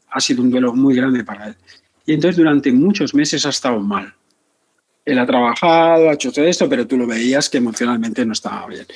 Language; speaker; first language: Spanish; native; Spanish